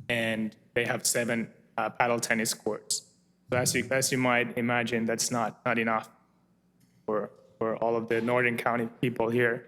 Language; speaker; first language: English; non-native, fluent; Finnish